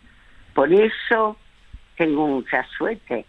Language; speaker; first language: Spanish; early bilingual, other home language; French